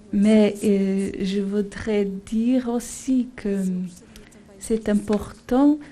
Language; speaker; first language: French; non-native, fluent; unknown